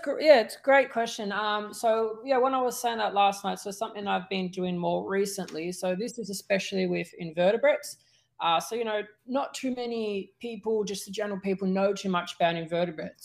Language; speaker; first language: English; native; English